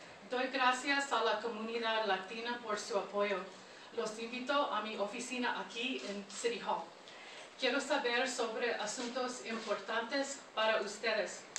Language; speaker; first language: Spanish; early bilingual, other home language; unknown